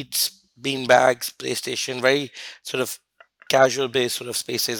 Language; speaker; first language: English; non-native, local second language; Urdu